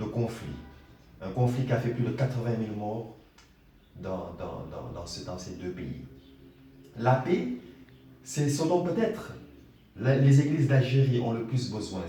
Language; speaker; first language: French; non-native, local second language; Wolof